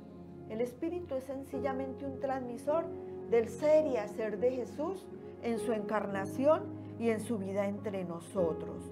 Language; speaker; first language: Spanish; native; Spanish